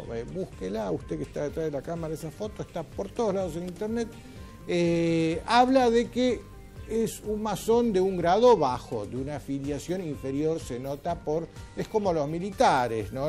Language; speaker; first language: Spanish; native; Spanish